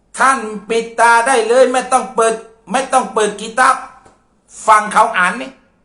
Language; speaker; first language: Thai; non-native, local second language; Malay